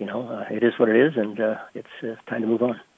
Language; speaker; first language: English; native; English